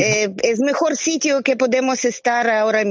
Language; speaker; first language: Spanish; non-native, learner; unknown